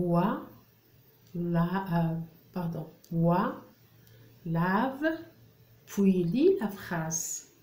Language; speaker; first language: French; non-native, local second language; Arabic